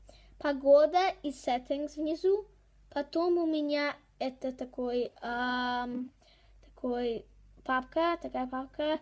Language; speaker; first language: Russian; early bilingual, heritage; Russian